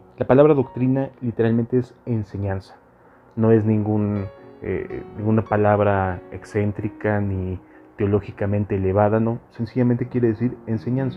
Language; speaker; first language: Spanish; native; Spanish